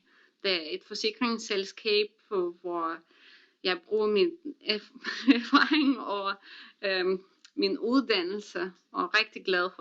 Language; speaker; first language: Danish; non-native, fluent; Russian